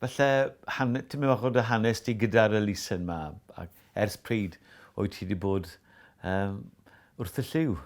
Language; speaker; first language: Welsh; native; Welsh